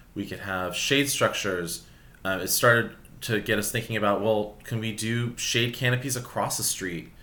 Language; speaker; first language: English; native; English